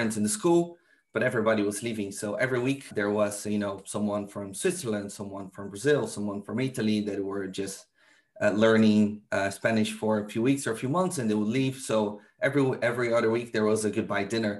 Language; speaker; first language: English; non-native, fluent; Portuguese